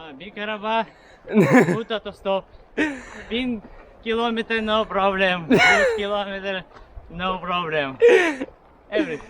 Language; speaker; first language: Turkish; non-native, learner; Russian